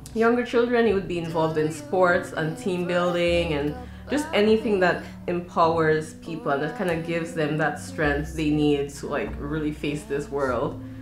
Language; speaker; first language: English; native; English